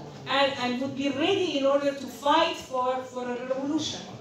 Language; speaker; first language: English; non-native, fluent; Persian